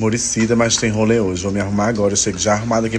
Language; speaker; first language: Portuguese; native; Portuguese